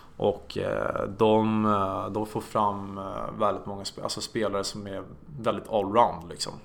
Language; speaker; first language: Swedish; native; Swedish